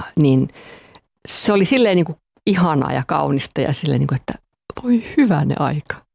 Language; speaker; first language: Finnish; non-native, local second language; Swedish